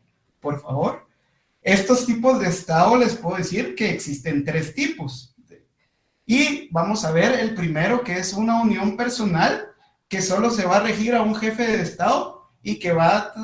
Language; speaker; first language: Spanish; native; Spanish